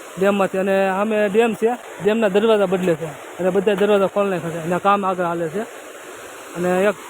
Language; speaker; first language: Gujarati; native; Gujarati